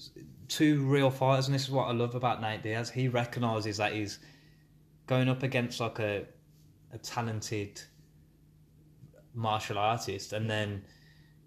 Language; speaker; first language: English; native; English